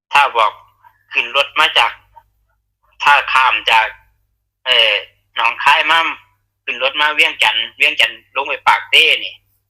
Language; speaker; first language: Thai; native; Thai